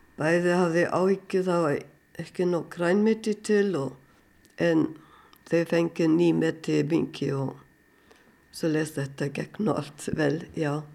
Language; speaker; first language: Icelandic; non-native, fluent; German